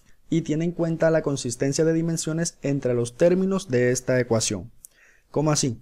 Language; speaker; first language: Spanish; native; Spanish